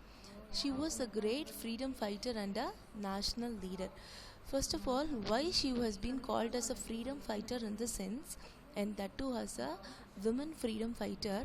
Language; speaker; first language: English; non-native, local second language; Tamil